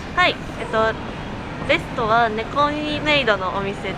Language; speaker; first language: Japanese; native; Japanese